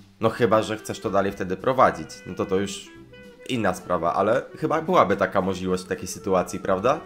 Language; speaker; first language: Polish; native; Polish